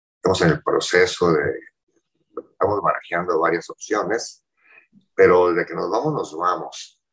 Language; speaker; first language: Spanish; native; Spanish